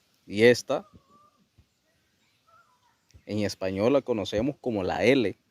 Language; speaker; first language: Spanish; non-native, local second language; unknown